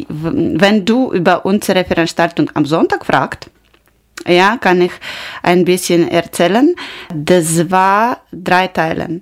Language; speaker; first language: German; non-native, learner; Ukrainian